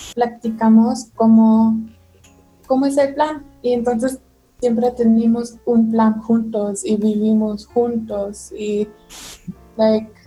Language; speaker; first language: Spanish; non-native, learner; German